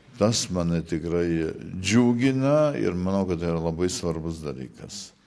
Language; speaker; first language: Lithuanian; early bilingual, heritage; Lithuanian